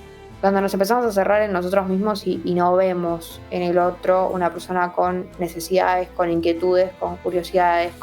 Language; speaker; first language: Spanish; native; Spanish